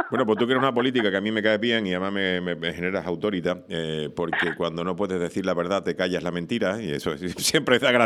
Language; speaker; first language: Spanish; native; Spanish